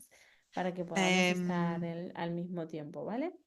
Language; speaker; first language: Spanish; native; Spanish